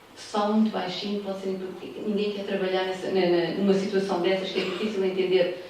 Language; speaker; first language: Portuguese; native; Portuguese